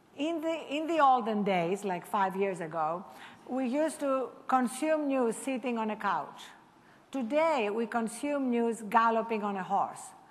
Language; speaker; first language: English; non-native, fluent; Greek